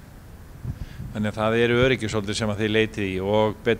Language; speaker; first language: Icelandic; native; Icelandic